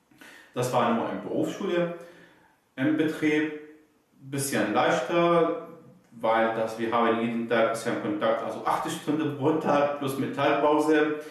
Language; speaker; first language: German; non-native, learner; Arabic